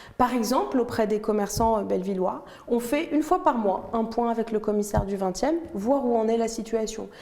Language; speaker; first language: French; non-native, local second language; Arabic